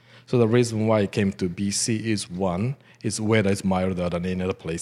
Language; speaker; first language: English; non-native, fluent; Japanese